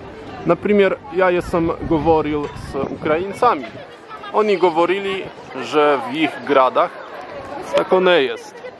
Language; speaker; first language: Polish; non-native, learner; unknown